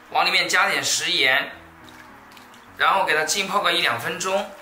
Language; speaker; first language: Chinese; native; Chinese